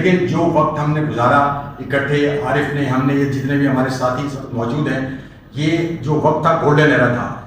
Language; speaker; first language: Urdu; native; Urdu